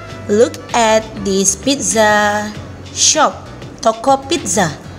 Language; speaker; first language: English; non-native, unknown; Indonesian